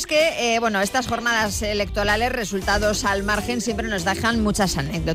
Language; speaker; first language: Spanish; native; Spanish